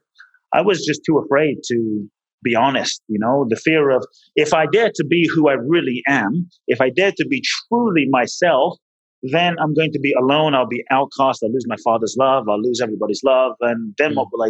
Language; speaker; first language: English; native; English